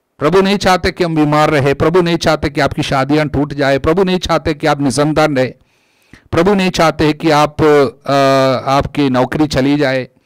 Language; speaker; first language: Hindi; non-native, local second language; Malayalam